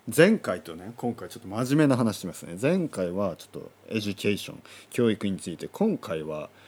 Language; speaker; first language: Japanese; native; Japanese